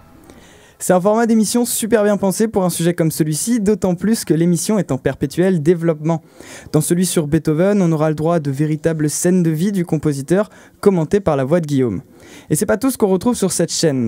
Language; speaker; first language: French; native; French